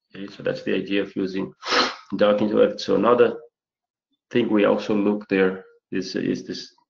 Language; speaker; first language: English; non-native, fluent; Portuguese